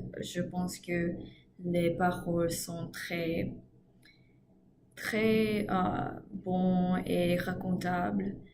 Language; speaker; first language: French; non-native, learner; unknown